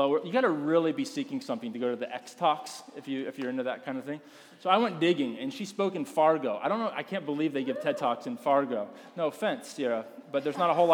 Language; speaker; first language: English; native; English